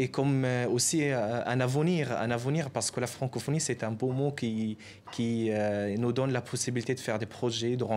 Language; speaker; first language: French; non-native, fluent; Arabic